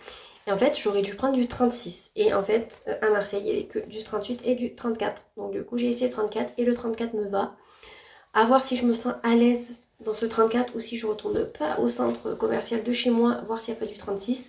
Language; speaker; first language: French; native; French